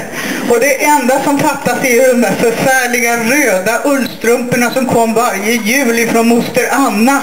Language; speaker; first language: Swedish; native; Swedish